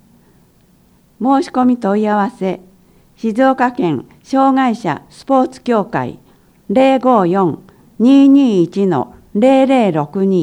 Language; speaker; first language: Japanese; native; Japanese